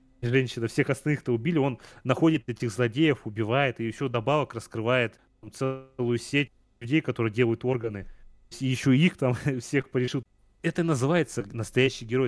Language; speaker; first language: Russian; native; Russian